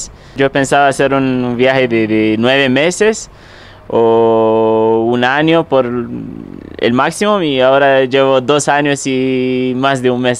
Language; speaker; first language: Spanish; non-native, fluent; Romanian